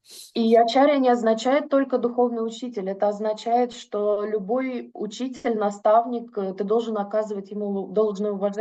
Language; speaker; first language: Russian; native; Russian